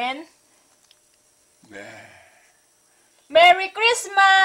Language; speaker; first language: English; non-native, learner; Filipino